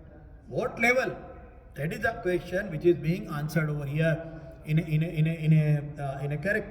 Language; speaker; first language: English; non-native, local second language; Hindi